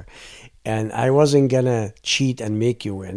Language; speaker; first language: English; non-native, fluent; Arabic